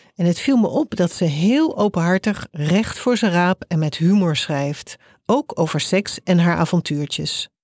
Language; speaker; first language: Dutch; native; Dutch